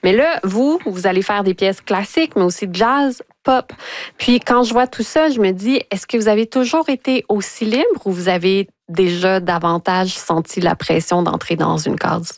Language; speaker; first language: French; native; French